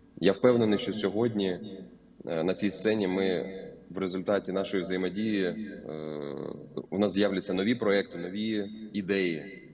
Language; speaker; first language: Ukrainian; native; Ukrainian